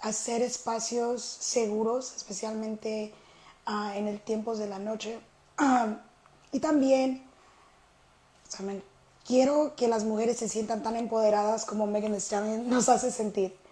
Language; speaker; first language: Spanish; early bilingual, heritage; Spanish